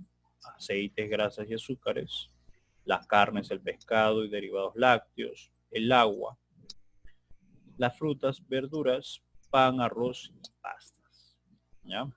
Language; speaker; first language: Spanish; native; Spanish